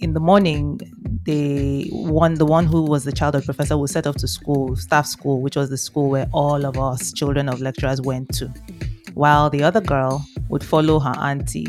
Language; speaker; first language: English; non-native, local second language; Yoruba